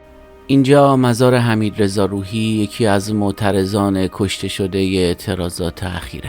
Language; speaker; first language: Persian; native; Persian